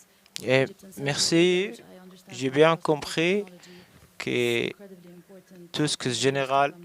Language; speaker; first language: French; non-native, learner; Arabic